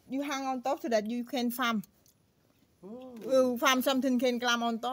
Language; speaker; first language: English; non-native, learner; Vietnamese